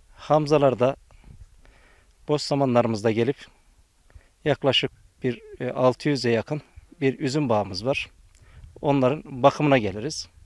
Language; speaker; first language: Turkish; native; Turkish